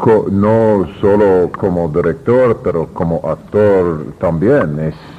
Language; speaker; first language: Spanish; non-native, learner; English